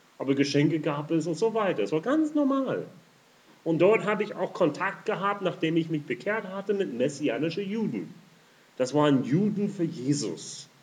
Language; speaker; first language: German; non-native, fluent; English